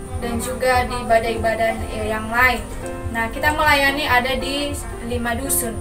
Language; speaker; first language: Indonesian; non-native, local second language; Nias